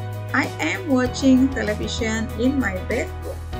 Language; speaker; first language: English; non-native, fluent; Indonesian